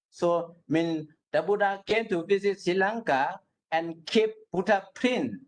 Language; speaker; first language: English; non-native, learner; Burmese